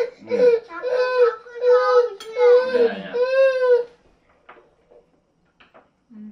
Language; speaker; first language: Japanese; native; Japanese